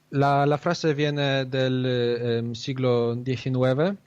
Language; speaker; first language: Spanish; non-native, fluent; Polish